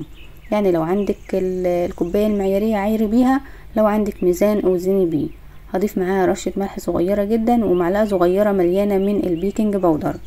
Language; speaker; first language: Arabic; native; Arabic